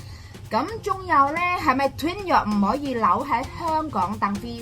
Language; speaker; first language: Cantonese; non-native, fluent; Indonesian